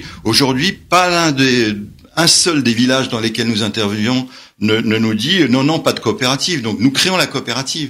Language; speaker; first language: French; native; French